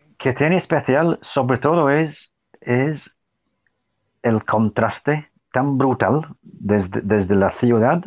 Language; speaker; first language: Spanish; non-native, fluent; English